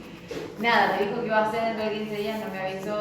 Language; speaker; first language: Spanish; native; Spanish